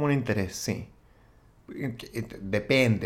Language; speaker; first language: Spanish; native; Spanish